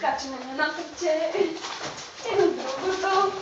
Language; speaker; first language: Bulgarian; native; Bulgarian